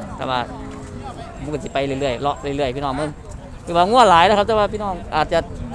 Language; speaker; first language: Thai; non-native, local second language; Northeastern Thai